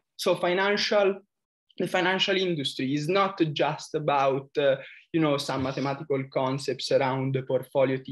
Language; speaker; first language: English; non-native, fluent; Italian